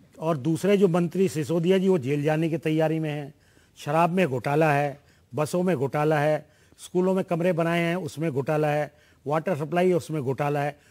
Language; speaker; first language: Hindi; native; Hindi